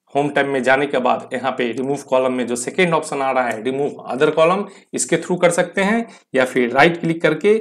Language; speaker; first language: Hindi; native; Hindi